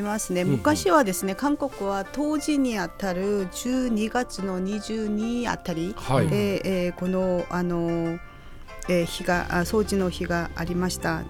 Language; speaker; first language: Japanese; non-native, fluent; Korean